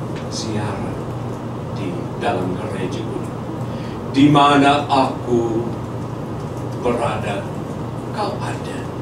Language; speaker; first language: Indonesian; non-native, fluent; English